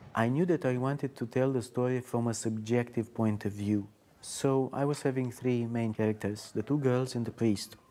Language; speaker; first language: English; non-native, fluent; Romanian